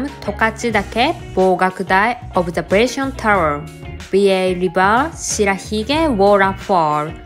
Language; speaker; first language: English; non-native, learner; Japanese